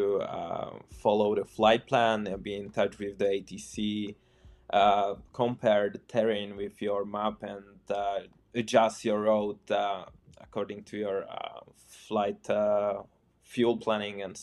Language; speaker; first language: English; non-native, fluent; Czech